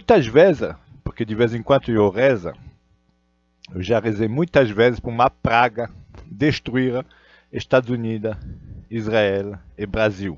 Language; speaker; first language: Portuguese; non-native, fluent; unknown